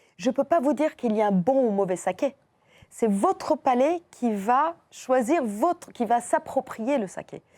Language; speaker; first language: French; non-native, fluent; Persian